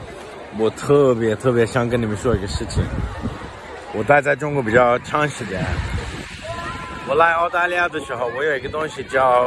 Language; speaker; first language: Chinese; non-native, fluent; English